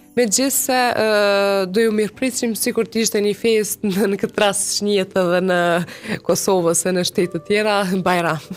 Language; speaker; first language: Albanian; non-native, local second language; Romany